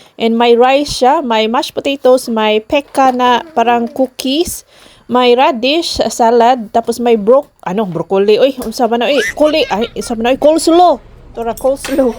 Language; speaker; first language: Filipino; non-native, local second language; Cebuano